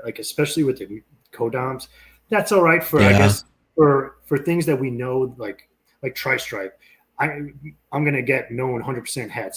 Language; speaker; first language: English; native; English